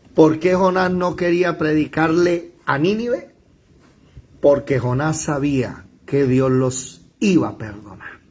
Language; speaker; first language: Spanish; native; Spanish